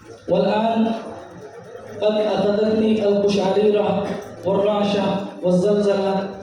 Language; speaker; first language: Arabic; non-native, fluent; Urdu